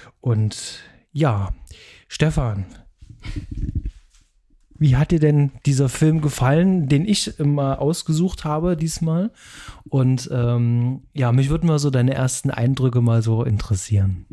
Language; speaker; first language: German; native; German